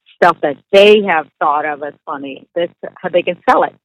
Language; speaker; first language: English; non-native, fluent; Spanish